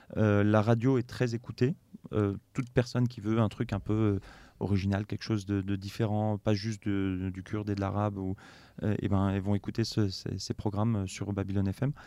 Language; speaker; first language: French; native; French